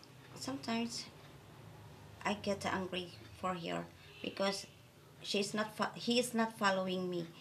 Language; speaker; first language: English; non-native, learner; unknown